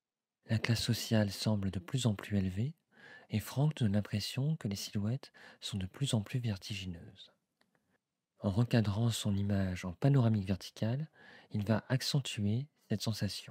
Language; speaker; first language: French; native; French